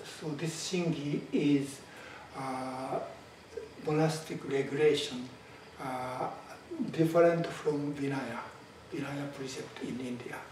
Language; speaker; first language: English; non-native, fluent; Japanese